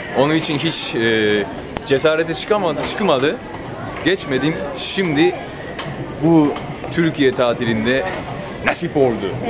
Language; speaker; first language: Turkish; non-native, fluent; Japanese